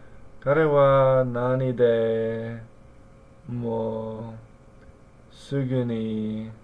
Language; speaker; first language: Japanese; non-native, learner; English